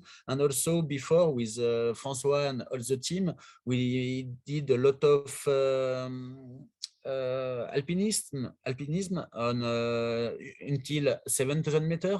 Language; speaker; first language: English; non-native, learner; French